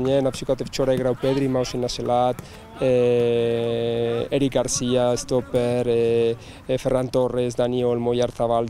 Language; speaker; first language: Polish; non-native, learner; Spanish